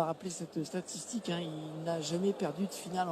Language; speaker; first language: French; native; French